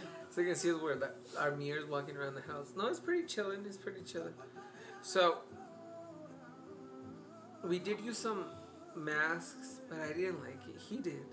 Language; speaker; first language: English; early bilingual, other home language; Spanish